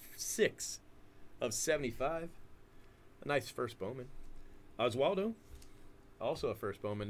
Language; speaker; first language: English; native; English